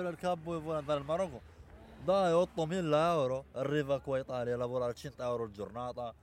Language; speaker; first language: Italian; non-native, learner; Arabic